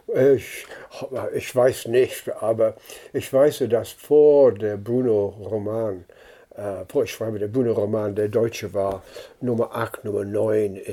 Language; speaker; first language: German; non-native, fluent; English